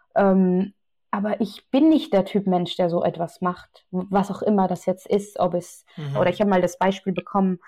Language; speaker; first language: German; native; German